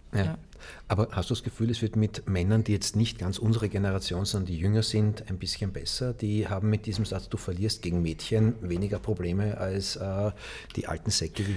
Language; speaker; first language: German; native; German